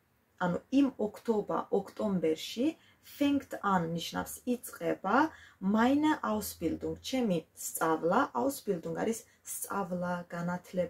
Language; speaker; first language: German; non-native, fluent; Georgian